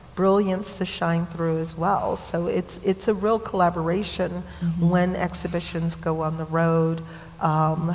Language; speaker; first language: English; native; English